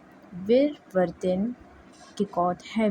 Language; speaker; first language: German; non-native, learner; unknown